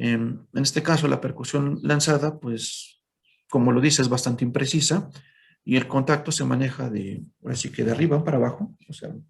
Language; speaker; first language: Spanish; native; Spanish